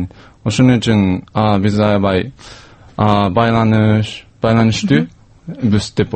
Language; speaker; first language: Kyrgyz; non-native, learner; Japanese